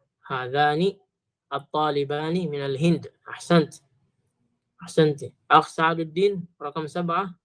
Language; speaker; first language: Arabic; non-native, fluent; Filipino